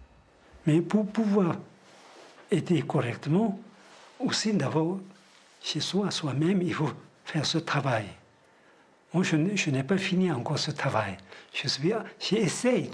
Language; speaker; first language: French; non-native, fluent; Tibetan